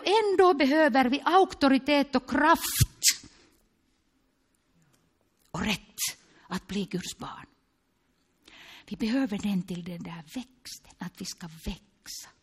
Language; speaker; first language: Swedish; non-native, local second language; Finnish